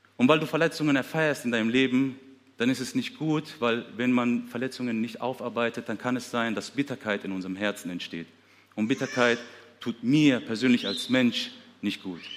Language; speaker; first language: German; early bilingual, other home language; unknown